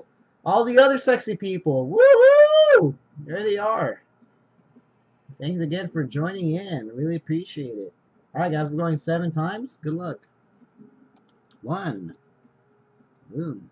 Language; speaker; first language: English; native; English